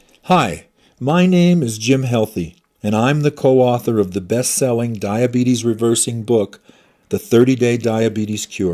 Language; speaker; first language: English; native; English